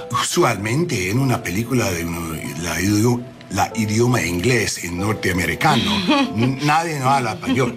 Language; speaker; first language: Spanish; non-native, learner; English